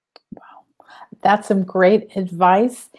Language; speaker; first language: English; native; English